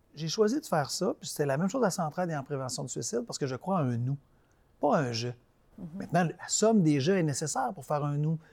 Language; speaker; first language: French; native; French